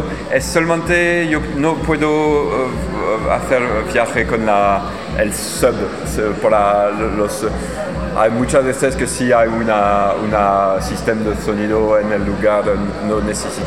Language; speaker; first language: Spanish; non-native, learner; French